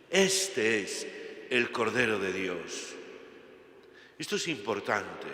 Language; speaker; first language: Spanish; native; Spanish